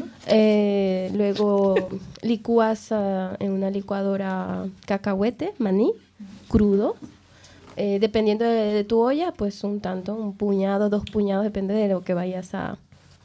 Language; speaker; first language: Spanish; native; Spanish